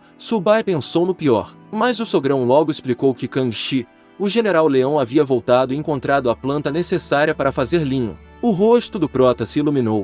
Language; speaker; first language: Portuguese; native; Portuguese